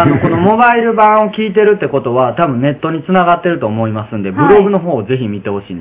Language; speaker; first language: Japanese; native; Japanese